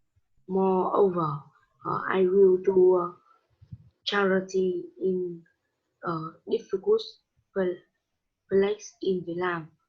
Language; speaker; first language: English; non-native, learner; Vietnamese